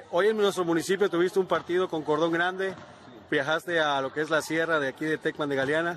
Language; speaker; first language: Spanish; native; Spanish